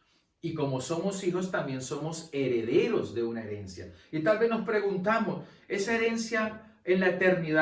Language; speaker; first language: Spanish; native; Spanish